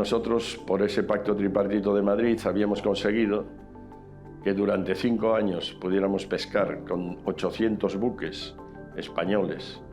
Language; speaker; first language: Spanish; native; Spanish